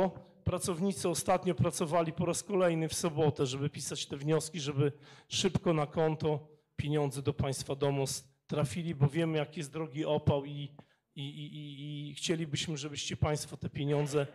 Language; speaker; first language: Polish; native; Polish